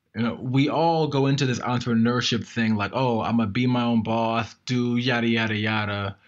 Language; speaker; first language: English; native; English